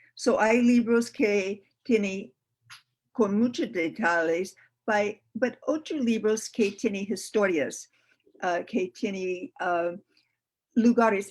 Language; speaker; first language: Spanish; non-native, learner; English